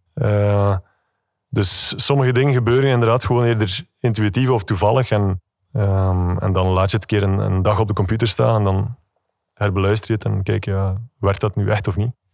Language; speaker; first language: Dutch; native; Dutch